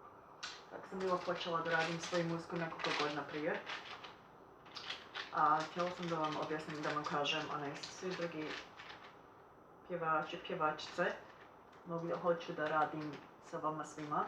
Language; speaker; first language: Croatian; early bilingual, heritage; Croatian